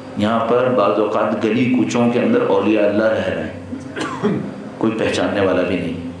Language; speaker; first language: Urdu; native; Urdu